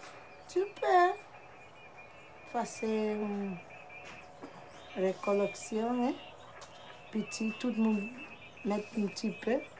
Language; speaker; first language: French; non-native, learner; Portuguese